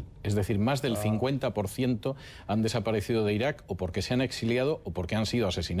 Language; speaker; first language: Spanish; native; Spanish